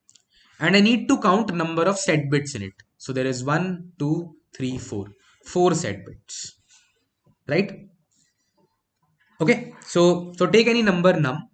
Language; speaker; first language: English; non-native, local second language; Hindi